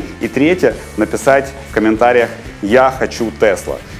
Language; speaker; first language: Russian; native; Russian